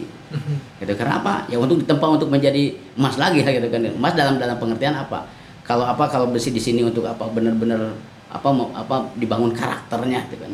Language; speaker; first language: Indonesian; non-native, local second language; Sundanese